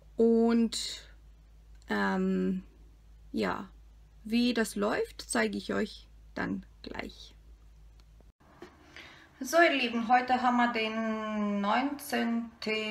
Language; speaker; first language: German; non-native, fluent; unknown